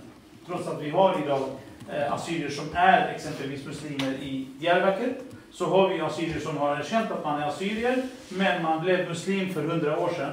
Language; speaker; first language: Swedish; early bilingual, other home language; Assyrian Neo-Aramaic